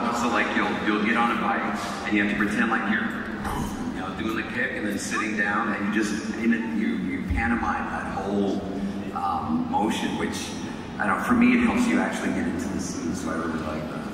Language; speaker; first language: English; native; English